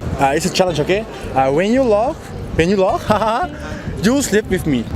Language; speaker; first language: English; non-native, learner; Turkish